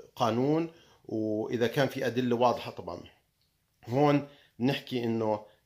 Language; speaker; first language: Arabic; native; Arabic